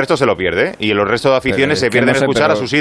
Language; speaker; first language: Spanish; native; Spanish